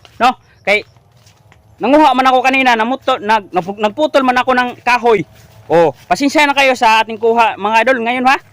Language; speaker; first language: Filipino; non-native, local second language; Cebuano